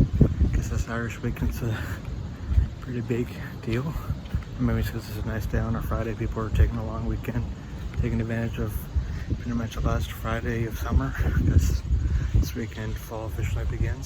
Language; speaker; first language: English; native; English